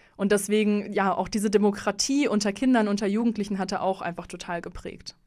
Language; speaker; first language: German; early bilingual, other home language; Russian